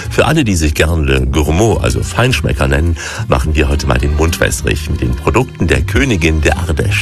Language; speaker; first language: German; native; German